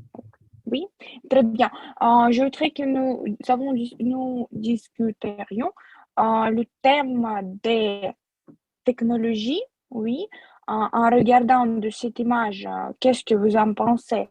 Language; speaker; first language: French; non-native, fluent; Russian